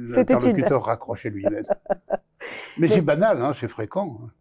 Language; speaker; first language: French; native; French